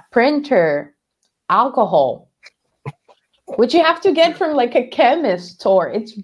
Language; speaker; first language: English; non-native, fluent; Spanish